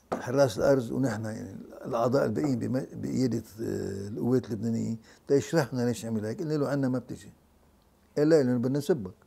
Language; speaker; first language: Arabic; native; Arabic